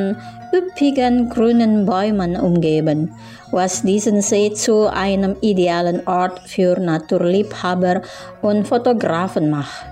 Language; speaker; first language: German; non-native, fluent; Indonesian